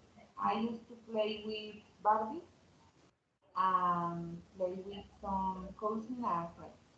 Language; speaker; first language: English; non-native, learner; Spanish